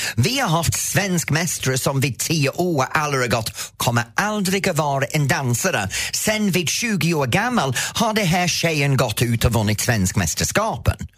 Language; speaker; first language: Swedish; non-native, fluent; English